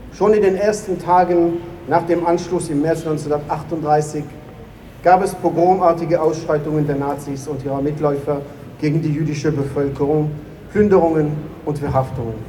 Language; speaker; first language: German; non-native, fluent; Hebrew